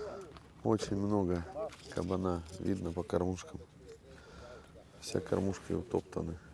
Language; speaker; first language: Russian; native; Russian